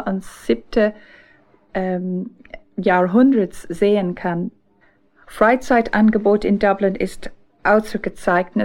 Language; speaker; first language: German; non-native, fluent; English